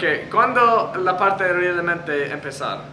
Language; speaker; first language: Spanish; non-native, learner; English